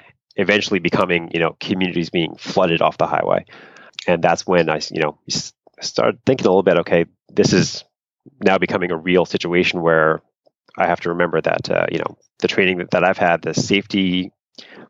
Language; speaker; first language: English; native; English